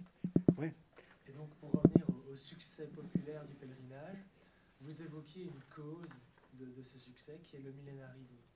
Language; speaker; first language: French; native; French